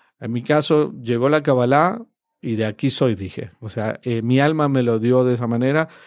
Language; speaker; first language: Spanish; native; Spanish